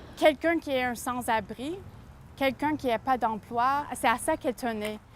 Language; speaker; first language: French; native; French